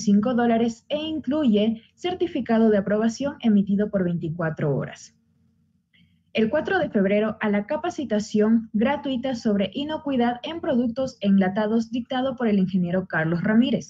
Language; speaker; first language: Spanish; native; Spanish